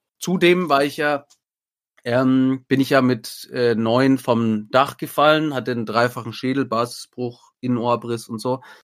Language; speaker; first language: German; native; German